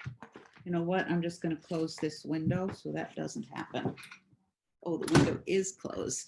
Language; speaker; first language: English; native; English